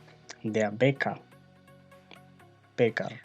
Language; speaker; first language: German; non-native, fluent; Macedonian